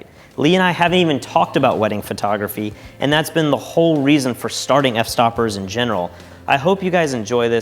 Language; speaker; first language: English; native; English